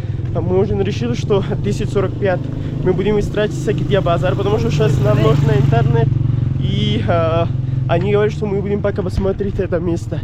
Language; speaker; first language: Russian; non-native, learner; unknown